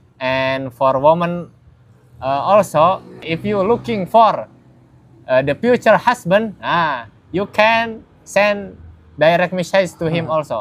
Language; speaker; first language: English; non-native, learner; Indonesian